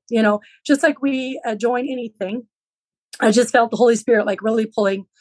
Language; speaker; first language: English; early bilingual, other home language; Low German